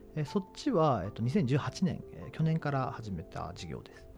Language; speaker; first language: Japanese; native; Japanese